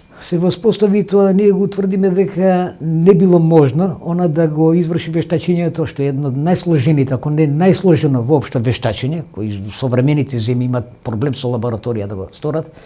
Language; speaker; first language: Macedonian; non-native, local second language; Albanian